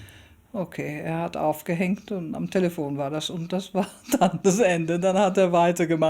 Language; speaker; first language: German; early bilingual, heritage; German